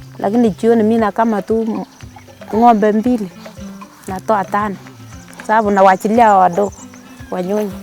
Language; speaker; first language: Swahili; non-native, local second language; Kalenjin